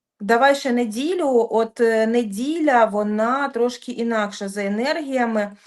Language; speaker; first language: Ukrainian; non-native, local second language; Russian